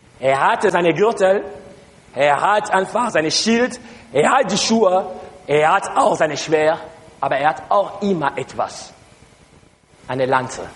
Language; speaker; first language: German; non-native, learner; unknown